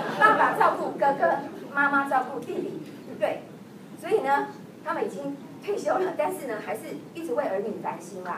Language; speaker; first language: Chinese; native; Chinese